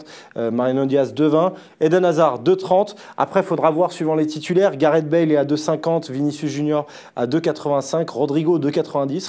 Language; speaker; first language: French; native; French